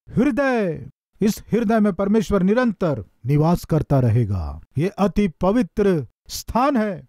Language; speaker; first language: Hindi; non-native, local second language; Telugu